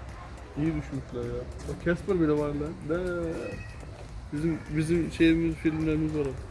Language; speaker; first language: Turkish; native; Turkish